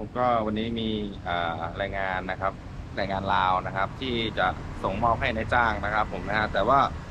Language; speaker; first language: Thai; native; Thai